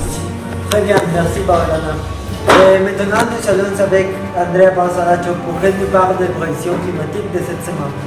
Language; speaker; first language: French; non-native, learner; Spanish